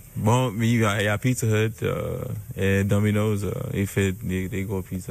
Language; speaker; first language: French; non-native, learner; English